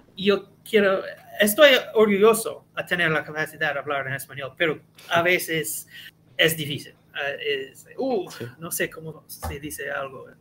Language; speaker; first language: Spanish; non-native, learner; English